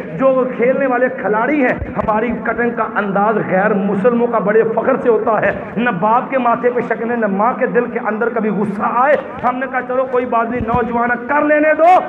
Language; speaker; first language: Urdu; non-native, local second language; Punjabi